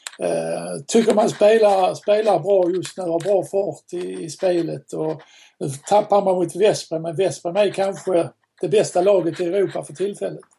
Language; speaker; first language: Swedish; native; Swedish